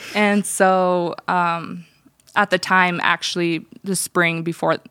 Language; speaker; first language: English; early bilingual, other home language; Russian